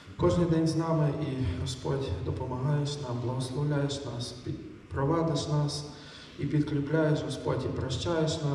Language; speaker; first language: Ukrainian; native; Ukrainian